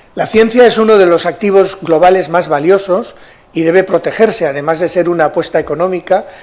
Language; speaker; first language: Spanish; native; Spanish